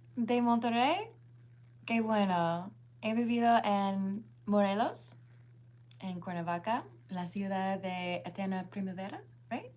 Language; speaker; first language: Spanish; non-native, fluent; English